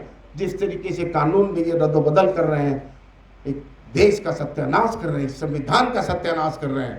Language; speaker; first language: Hindi; native; Hindi